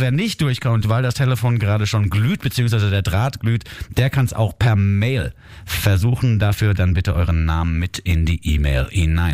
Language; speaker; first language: German; native; German